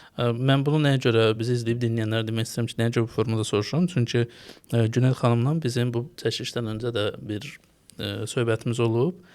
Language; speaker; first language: Azerbaijani; native; Azerbaijani